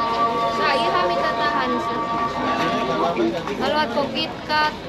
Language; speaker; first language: Finnish; non-native, learner; Indonesian